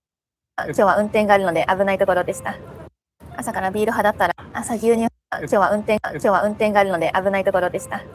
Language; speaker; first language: Japanese; native; Japanese